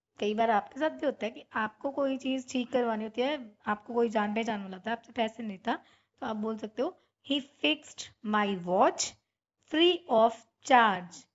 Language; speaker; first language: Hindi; non-native, local second language; Punjabi